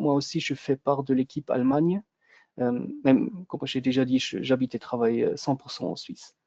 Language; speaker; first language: French; non-native, local second language; German